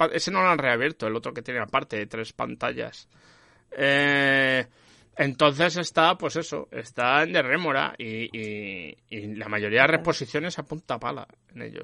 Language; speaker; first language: Spanish; native; Spanish